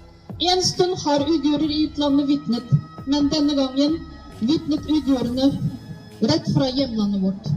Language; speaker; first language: Norwegian; non-native, fluent; Uyghur